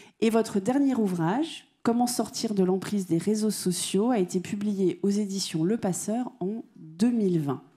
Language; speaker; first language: French; native; French